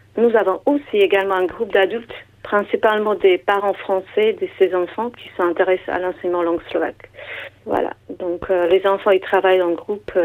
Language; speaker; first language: French; non-native, fluent; Slovak